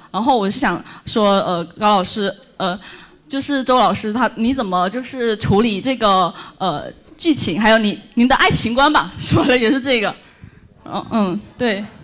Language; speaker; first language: Chinese; native; Chinese